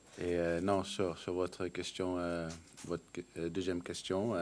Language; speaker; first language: French; non-native, fluent; Danish